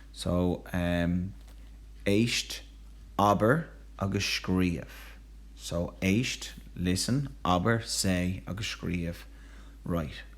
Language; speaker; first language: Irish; non-native, local second language; English